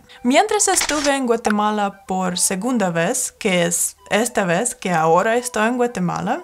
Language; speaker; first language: Spanish; non-native, fluent; Russian